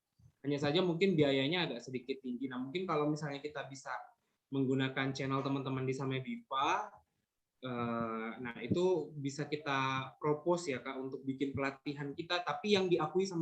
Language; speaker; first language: Indonesian; native; Indonesian